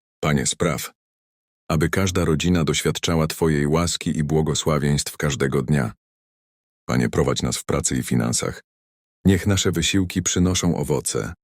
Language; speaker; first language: Polish; native; Polish